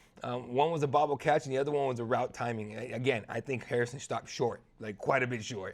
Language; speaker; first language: English; native; English